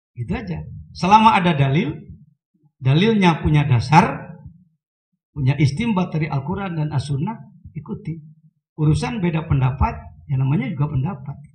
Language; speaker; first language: Indonesian; non-native, local second language; Sundanese